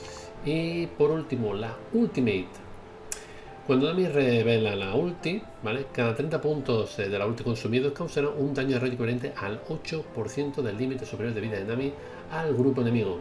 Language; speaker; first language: Spanish; native; Spanish